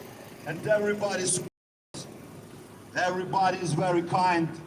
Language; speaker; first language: English; non-native, learner; Ukrainian